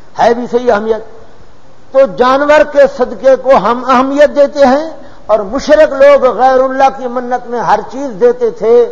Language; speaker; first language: Urdu; non-native, local second language; Saraiki